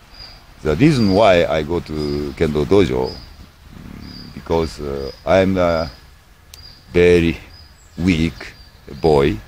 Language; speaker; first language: English; non-native, learner; Japanese